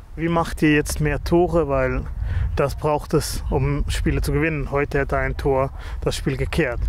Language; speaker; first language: German; native; German